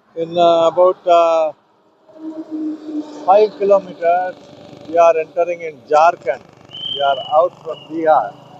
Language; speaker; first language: English; non-native, local second language; Tamil